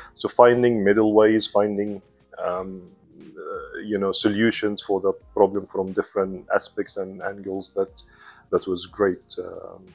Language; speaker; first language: English; non-native, fluent; Arabic